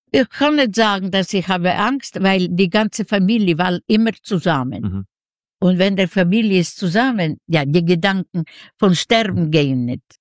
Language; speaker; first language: German; non-native, learner; Russian